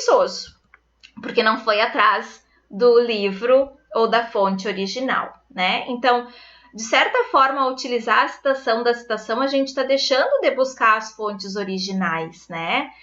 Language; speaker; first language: Portuguese; native; Portuguese